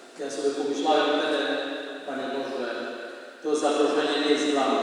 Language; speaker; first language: Polish; non-native, fluent; Indonesian